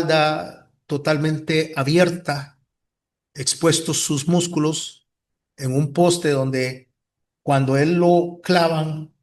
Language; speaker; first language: Spanish; native; Spanish